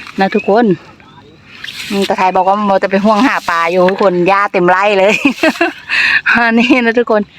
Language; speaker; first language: Thai; non-native, local second language; Northeastern Thai